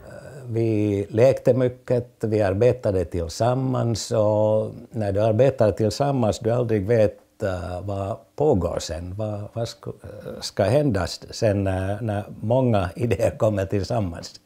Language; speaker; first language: Swedish; non-native, fluent; Finnish